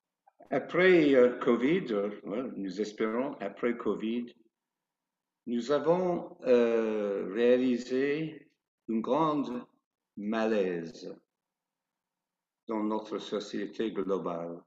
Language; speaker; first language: French; non-native, fluent; English